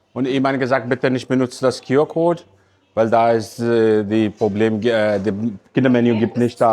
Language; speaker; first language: German; non-native, learner; Urdu